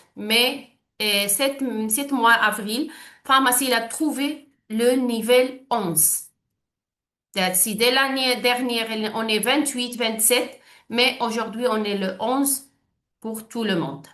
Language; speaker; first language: French; non-native, learner; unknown